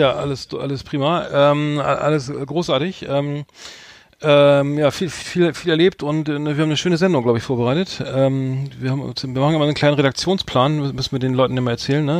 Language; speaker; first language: German; native; German